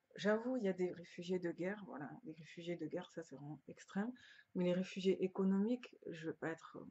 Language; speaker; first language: French; early bilingual, other home language; Lingala